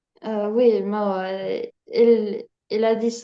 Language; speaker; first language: French; non-native, learner; Ukrainian